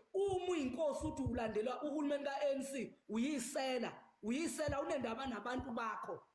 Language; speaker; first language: Zulu; native; Zulu